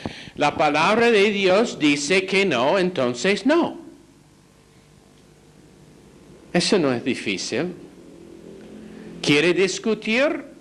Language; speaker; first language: Spanish; non-native, fluent; English